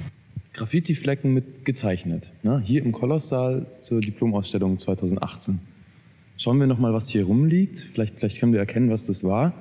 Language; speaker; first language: German; native; German